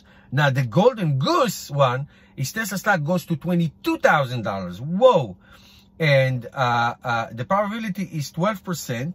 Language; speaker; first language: English; non-native, fluent; Hebrew